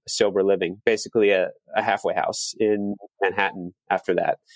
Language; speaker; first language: English; native; English